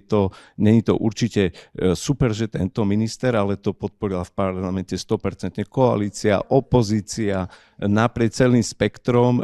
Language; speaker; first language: Slovak; native; Slovak